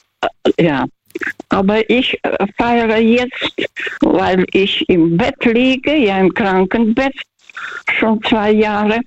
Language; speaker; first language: German; non-native, fluent; Russian